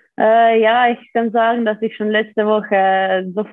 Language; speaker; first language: German; non-native, fluent; Slovenian